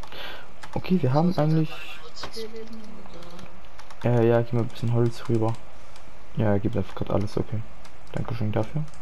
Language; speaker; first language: German; native; German